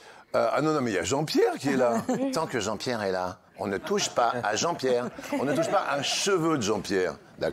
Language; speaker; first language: French; native; French